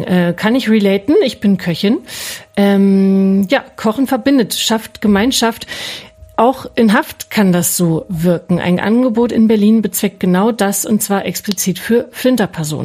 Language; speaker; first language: German; native; German